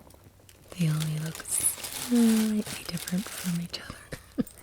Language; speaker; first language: English; native; English